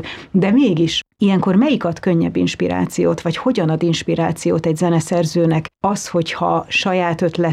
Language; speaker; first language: Hungarian; native; Hungarian